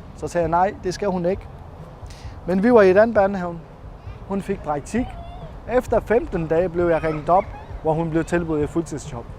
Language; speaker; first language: Danish; non-native, fluent; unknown